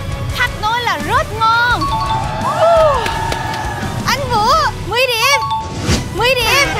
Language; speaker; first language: Vietnamese; non-native, fluent; Korean